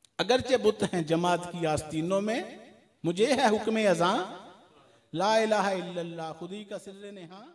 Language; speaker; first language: Urdu; non-native, local second language; Punjabi